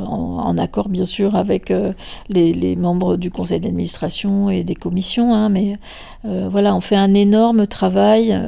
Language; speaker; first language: French; native; French